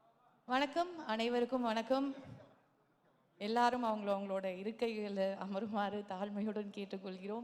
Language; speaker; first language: Tamil; native; Tamil